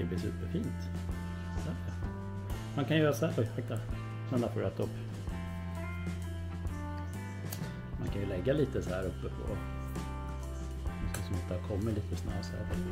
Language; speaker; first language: Swedish; native; Swedish